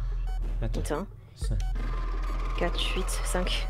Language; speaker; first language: French; native; French